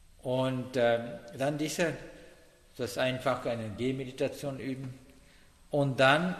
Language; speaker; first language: German; non-native, learner; Sinhala